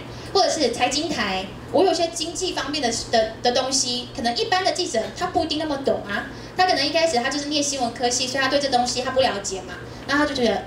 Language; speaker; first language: Chinese; native; Chinese